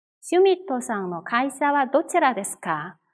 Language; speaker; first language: Japanese; non-native, fluent; Chinese